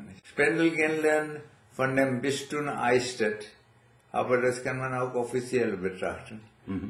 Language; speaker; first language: German; non-native, fluent; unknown